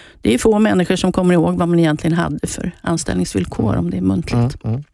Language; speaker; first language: Swedish; native; Swedish